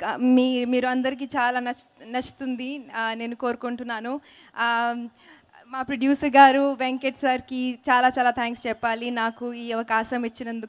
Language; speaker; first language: Telugu; non-native, fluent; Hindi